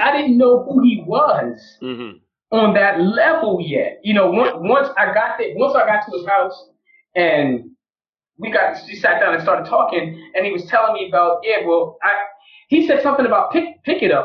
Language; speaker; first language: English; native; English